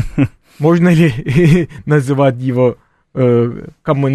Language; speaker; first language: Russian; non-native, fluent; Turkish